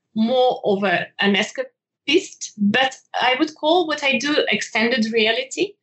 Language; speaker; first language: English; non-native, fluent; Ukrainian